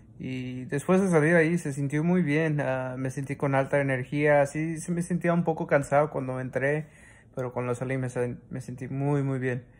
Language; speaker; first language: Spanish; early bilingual, heritage; Spanish